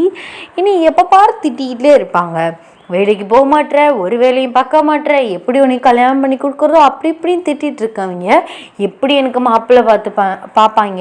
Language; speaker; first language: Tamil; native; Tamil